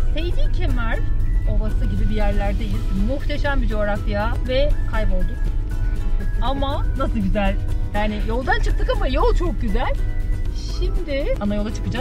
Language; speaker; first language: Turkish; native; Turkish